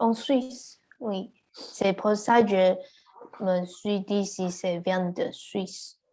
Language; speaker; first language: French; non-native, learner; Chinese